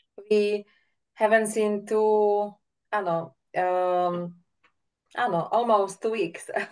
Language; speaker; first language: English; non-native, fluent; Slovak